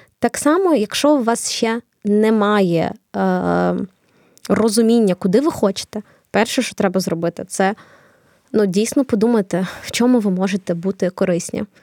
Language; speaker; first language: Ukrainian; non-native, local second language; Russian